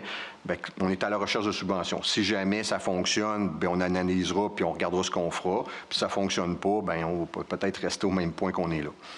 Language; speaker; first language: French; native; French